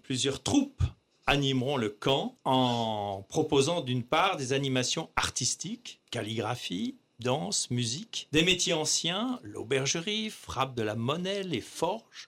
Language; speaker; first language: French; native; French